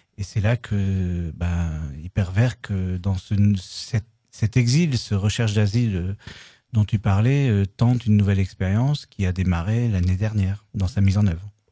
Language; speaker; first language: French; native; French